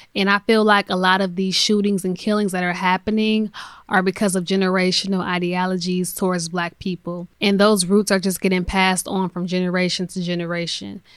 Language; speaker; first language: English; native; English